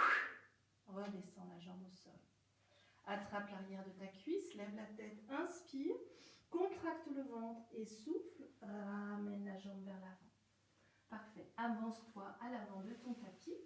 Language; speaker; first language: French; native; French